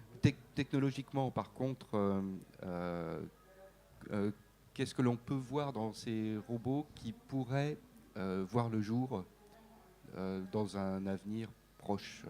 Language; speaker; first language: French; native; French